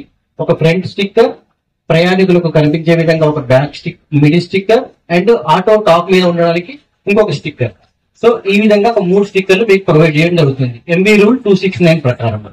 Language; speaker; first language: Telugu; native; Telugu